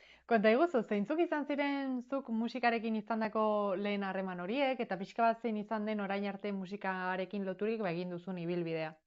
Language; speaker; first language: Basque; native; Basque